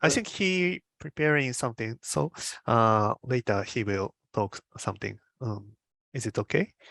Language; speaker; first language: English; non-native, learner; Japanese